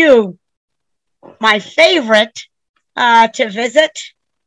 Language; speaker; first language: English; native; English